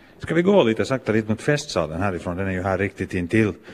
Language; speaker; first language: Swedish; native; Swedish